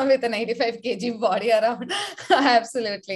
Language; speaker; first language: English; non-native, local second language; Tamil